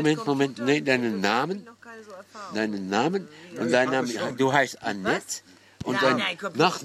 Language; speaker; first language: German; non-native, fluent; Dutch